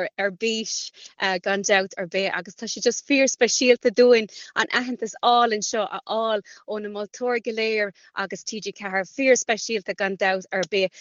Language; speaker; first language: Irish; non-native, local second language; English